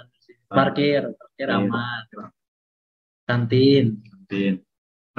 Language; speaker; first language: Indonesian; native; Indonesian